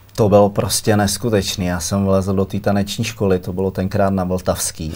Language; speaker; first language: Czech; native; Czech